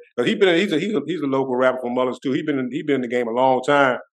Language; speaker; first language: English; native; English